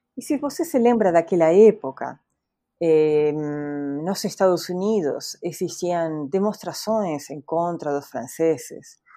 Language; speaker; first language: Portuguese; non-native, fluent; Spanish